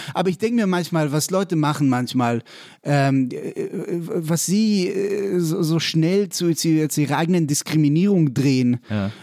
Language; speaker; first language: German; non-native, fluent; Hebrew